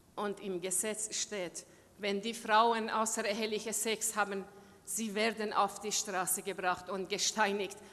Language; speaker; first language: German; non-native, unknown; Persian